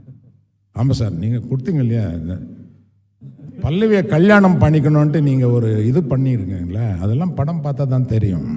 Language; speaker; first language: Tamil; non-native, local second language; Telugu